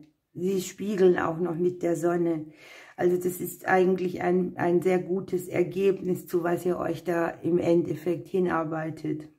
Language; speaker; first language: German; native; German